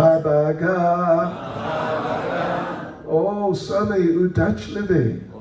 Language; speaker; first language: Russian; non-native, learner; English